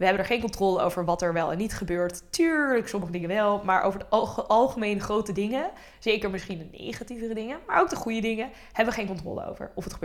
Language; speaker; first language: Dutch; native; Dutch